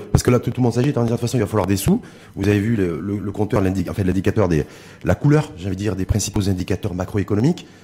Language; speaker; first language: French; non-native, local second language; Arabic